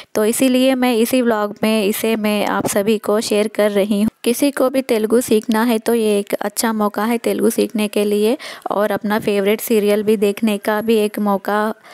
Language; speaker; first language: Hindi; non-native, local second language; Telugu